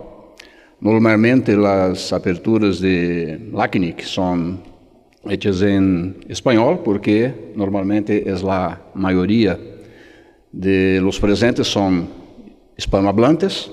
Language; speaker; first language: Spanish; non-native, fluent; Portuguese